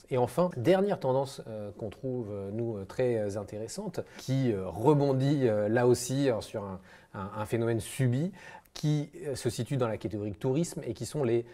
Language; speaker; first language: French; native; French